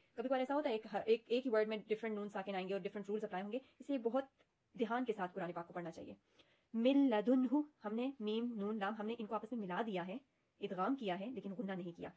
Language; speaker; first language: Urdu; native; Urdu